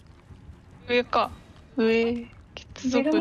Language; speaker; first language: Japanese; native; Japanese